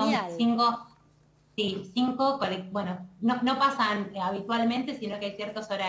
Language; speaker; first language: Spanish; native; Spanish